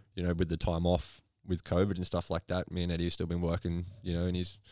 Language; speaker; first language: English; native; English